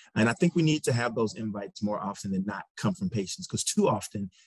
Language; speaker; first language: English; native; English